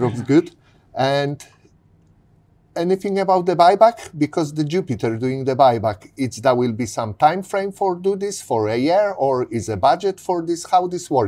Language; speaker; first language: English; non-native, learner; Polish